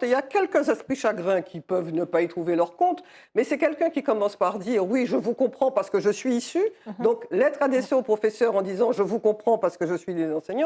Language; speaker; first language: French; native; French